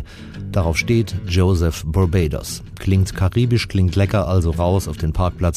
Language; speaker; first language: German; native; German